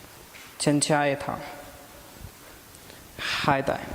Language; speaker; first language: Vietnamese; non-native, learner; Hindi